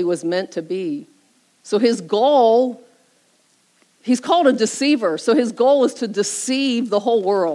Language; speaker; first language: English; native; English